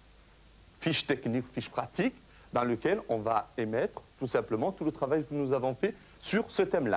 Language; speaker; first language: French; native; French